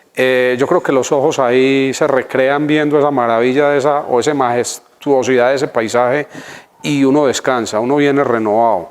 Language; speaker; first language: Spanish; native; Spanish